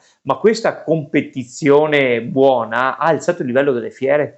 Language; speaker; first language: Italian; native; Italian